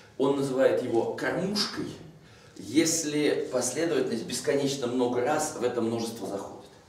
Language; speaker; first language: Russian; native; Russian